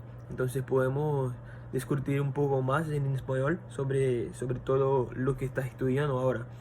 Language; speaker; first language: Spanish; non-native, fluent; Portuguese